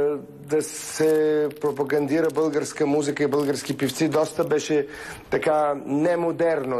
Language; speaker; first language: Bulgarian; early bilingual, heritage; Russian